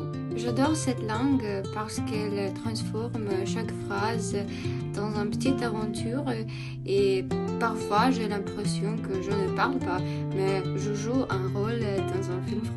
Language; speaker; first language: French; non-native, fluent; Ukrainian